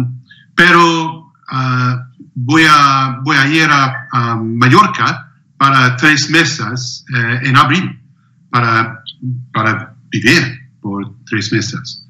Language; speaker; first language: Spanish; non-native, learner; English